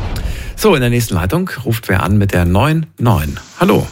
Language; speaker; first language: German; native; German